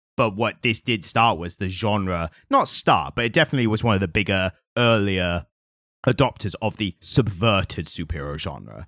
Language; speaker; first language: English; native; English